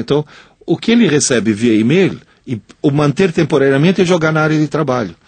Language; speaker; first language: Portuguese; non-native, fluent; Italian